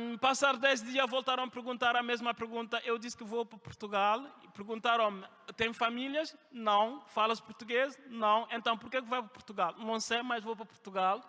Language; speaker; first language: Portuguese; non-native, fluent; French